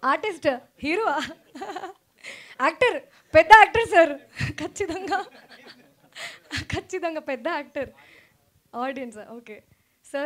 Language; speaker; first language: Telugu; early bilingual, heritage; Telugu